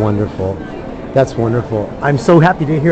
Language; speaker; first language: English; native; English